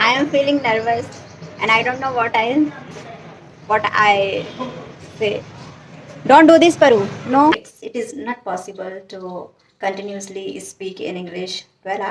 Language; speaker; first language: English; non-native, learner; Hindi